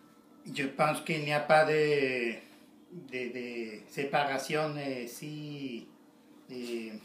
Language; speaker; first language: French; non-native, learner; Spanish